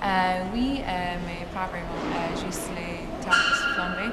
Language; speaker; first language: French; non-native, learner; English